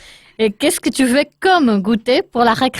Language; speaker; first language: French; non-native, learner; Spanish